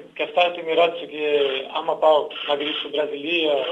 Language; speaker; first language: Greek; non-native, learner; Portuguese